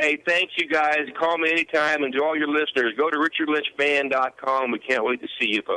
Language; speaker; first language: English; native; English